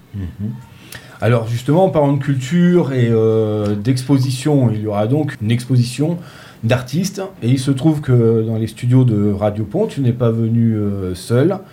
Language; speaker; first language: French; native; French